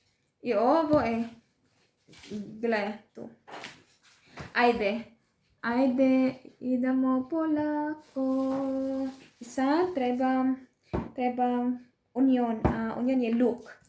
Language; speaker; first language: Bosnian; non-native, learner; Filipino